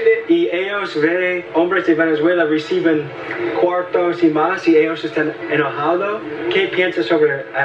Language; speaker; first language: Spanish; non-native, learner; English